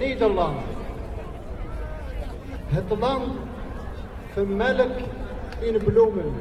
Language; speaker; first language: Dutch; non-native, fluent; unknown